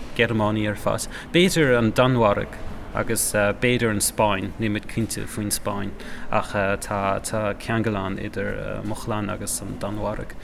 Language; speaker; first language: Irish; non-native, fluent; German